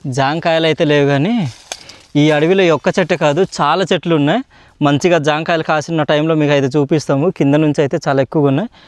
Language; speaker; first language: Telugu; native; Telugu